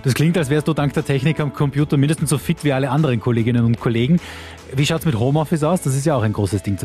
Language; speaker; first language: German; native; German